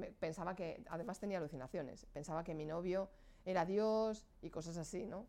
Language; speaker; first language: Spanish; non-native, fluent; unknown